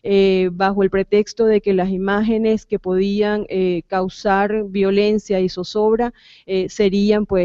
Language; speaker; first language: Spanish; native; Spanish